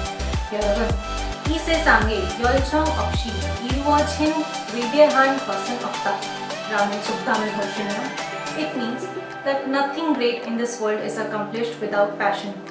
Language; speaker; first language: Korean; non-native, fluent; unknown